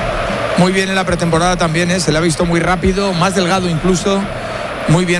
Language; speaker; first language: Spanish; native; Spanish